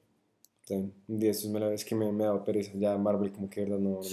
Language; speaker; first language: Spanish; native; Spanish